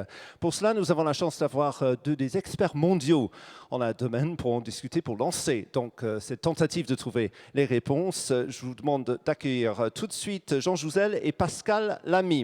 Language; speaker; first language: French; native; French